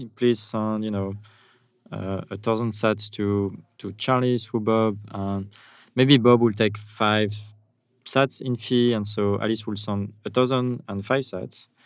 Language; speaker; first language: English; non-native, fluent; French